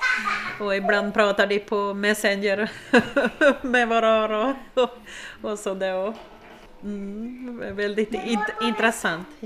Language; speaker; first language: Swedish; native; Swedish